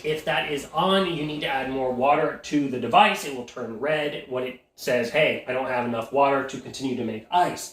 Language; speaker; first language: English; native; English